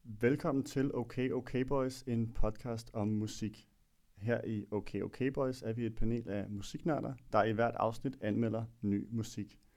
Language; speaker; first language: Danish; native; Danish